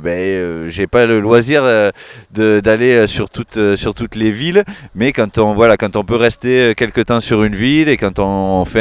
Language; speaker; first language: French; native; French